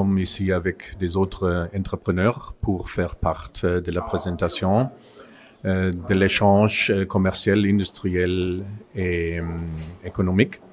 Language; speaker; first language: French; non-native, fluent; German